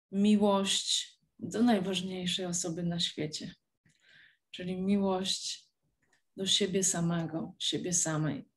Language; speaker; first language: Polish; native; Polish